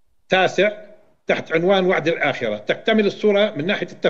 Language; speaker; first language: Arabic; native; Arabic